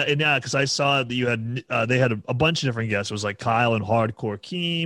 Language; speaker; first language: English; native; English